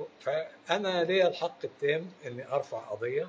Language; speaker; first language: Arabic; native; Arabic